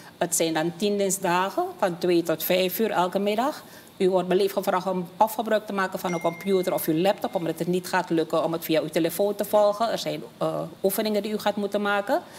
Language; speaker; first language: Dutch; native; Dutch